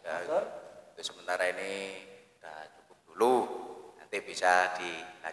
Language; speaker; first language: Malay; non-native, local second language; Javanese